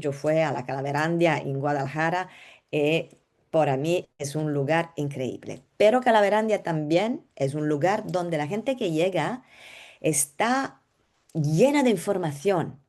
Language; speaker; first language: Spanish; non-native, learner; Italian